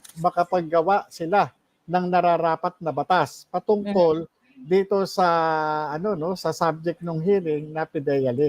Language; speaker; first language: Filipino; native; Filipino